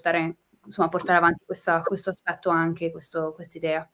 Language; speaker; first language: Italian; native; Italian